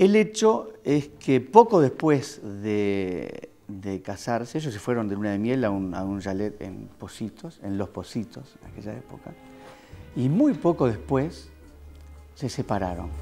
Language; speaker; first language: Spanish; native; Spanish